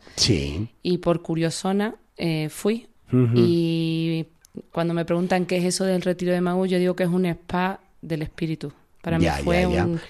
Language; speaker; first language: Spanish; native; Spanish